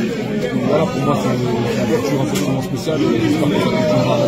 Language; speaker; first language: French; native; French